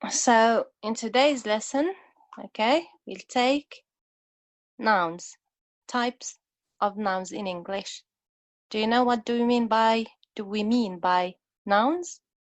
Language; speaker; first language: English; non-native, fluent; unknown